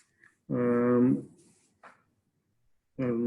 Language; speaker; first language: English; non-native, learner; Spanish